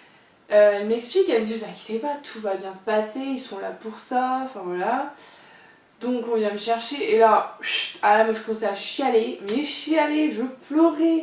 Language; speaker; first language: French; native; French